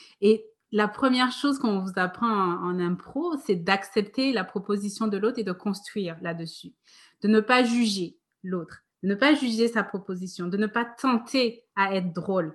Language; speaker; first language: French; native; French